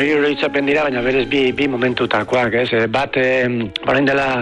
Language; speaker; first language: Basque; native; Basque